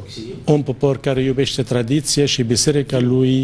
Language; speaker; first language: Romanian; non-native, fluent; Arabic